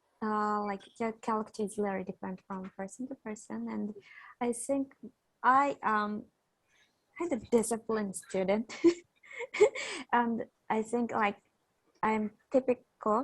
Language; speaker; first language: English; non-native, fluent; Japanese